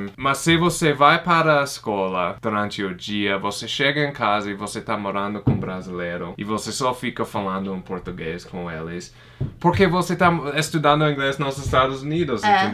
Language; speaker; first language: Portuguese; non-native, fluent; English